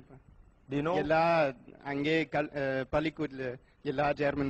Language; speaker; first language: Tamil; non-native, learner; German